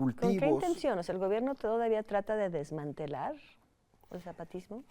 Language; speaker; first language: Spanish; native; Spanish